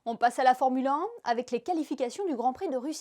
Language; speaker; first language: French; native; French